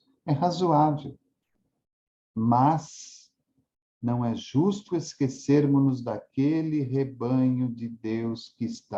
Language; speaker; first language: Portuguese; native; Portuguese